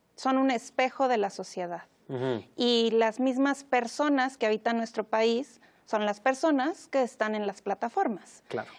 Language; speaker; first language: Spanish; native; Spanish